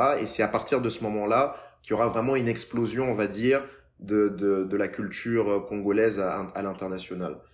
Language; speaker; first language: French; non-native, local second language; Lingala